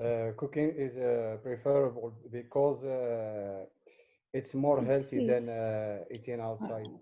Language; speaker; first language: English; non-native, learner; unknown